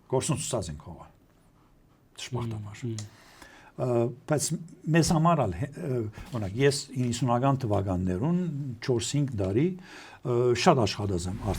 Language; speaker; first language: Armenian; early bilingual, heritage; Armenian